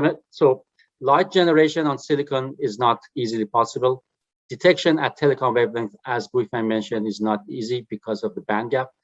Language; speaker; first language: English; non-native, fluent; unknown